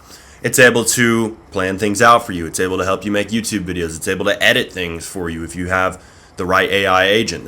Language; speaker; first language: English; native; English